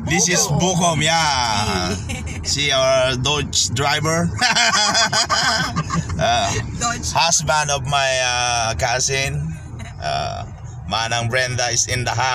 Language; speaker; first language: English; non-native, local second language; Filipino